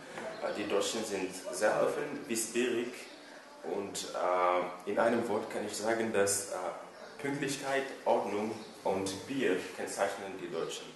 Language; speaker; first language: German; non-native, fluent; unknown